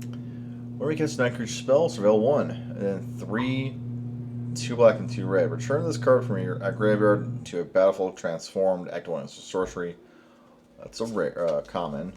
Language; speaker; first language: English; native; English